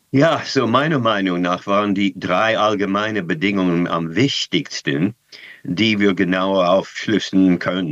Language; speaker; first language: German; non-native, fluent; English